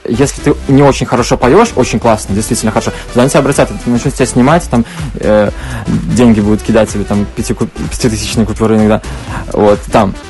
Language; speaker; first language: Russian; native; Russian